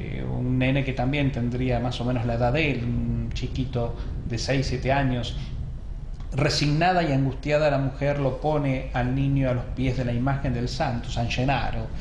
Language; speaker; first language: Spanish; native; Spanish